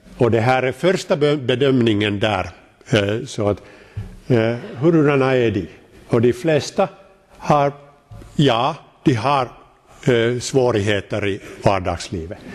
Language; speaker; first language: Swedish; non-native, local second language; Finnish